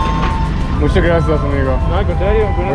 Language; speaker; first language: Spanish; non-native, learner; English